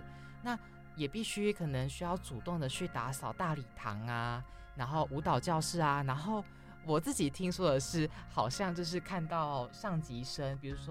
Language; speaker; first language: Chinese; native; Chinese